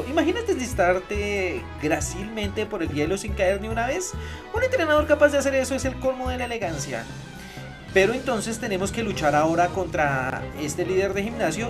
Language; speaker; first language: Spanish; native; Spanish